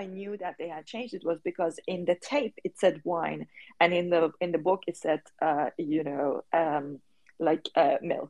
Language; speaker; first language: English; non-native, fluent; Persian